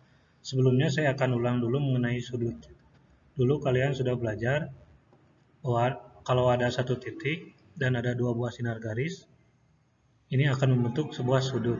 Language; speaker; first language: Indonesian; native; Indonesian